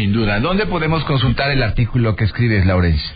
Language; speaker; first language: Spanish; native; Spanish